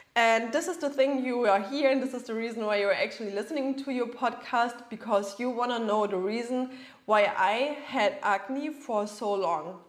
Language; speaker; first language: English; non-native, fluent; German